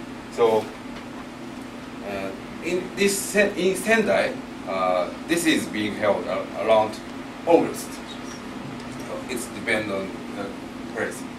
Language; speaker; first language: English; non-native, learner; Japanese